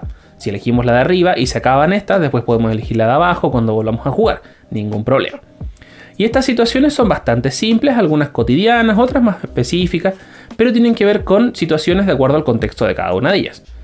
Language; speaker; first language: Spanish; native; Spanish